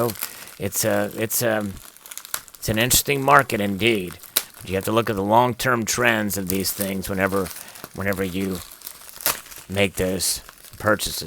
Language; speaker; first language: English; native; English